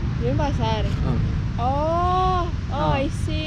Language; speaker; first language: English; non-native, learner; Korean